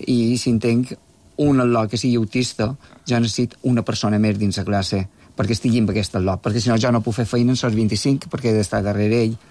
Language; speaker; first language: Catalan; native; Catalan